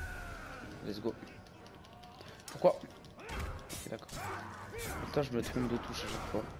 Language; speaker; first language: French; native; French